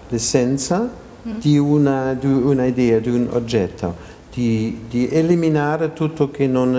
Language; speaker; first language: Italian; non-native, fluent; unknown